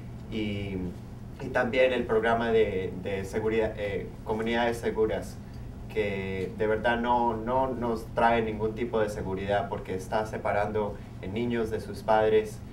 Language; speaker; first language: Spanish; early bilingual, heritage; Spanish